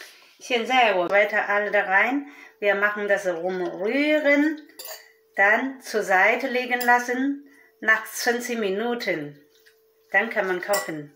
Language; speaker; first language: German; non-native, learner; Chinese